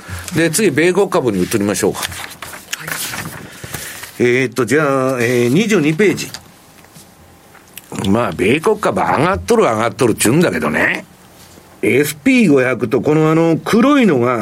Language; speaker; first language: Japanese; native; Japanese